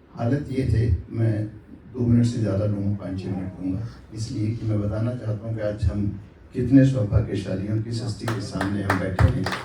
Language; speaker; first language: Hindi; native; Hindi